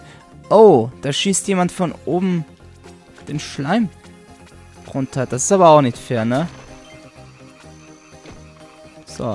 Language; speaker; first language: German; native; German